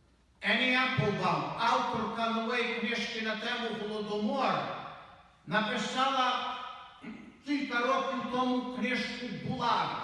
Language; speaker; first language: Ukrainian; native; Ukrainian